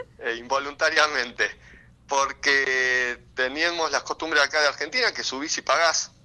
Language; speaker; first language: Spanish; native; Spanish